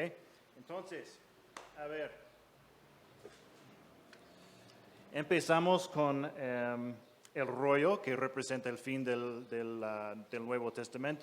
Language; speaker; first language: Spanish; non-native, fluent; English